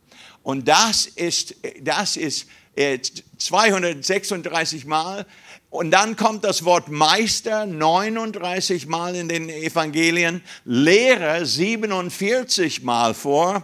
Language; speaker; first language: German; non-native, fluent; English